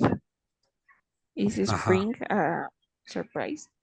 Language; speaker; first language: English; non-native, fluent; Spanish